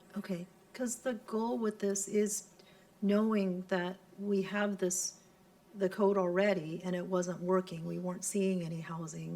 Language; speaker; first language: English; non-native, local second language; Cantonese